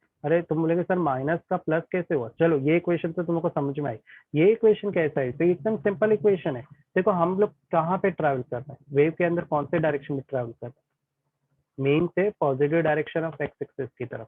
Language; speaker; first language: Hindi; native; Hindi